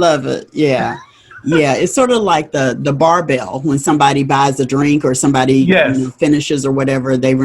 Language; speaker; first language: English; native; English